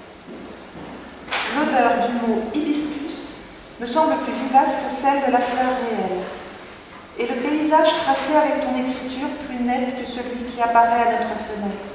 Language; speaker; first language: French; native; French